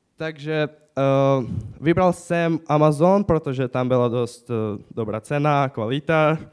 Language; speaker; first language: Czech; non-native, fluent; Ukrainian